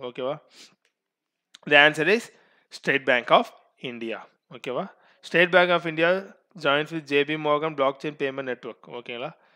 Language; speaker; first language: English; non-native, local second language; Tamil